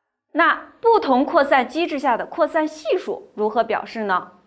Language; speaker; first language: Chinese; native; Chinese